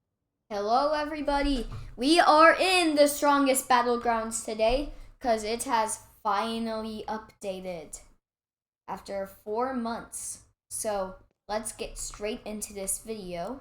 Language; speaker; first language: English; native; English